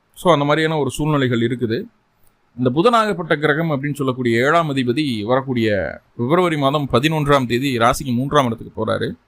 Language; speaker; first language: Tamil; native; Tamil